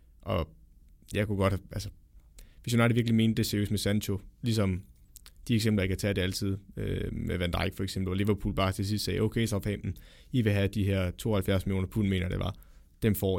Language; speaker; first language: Danish; native; Danish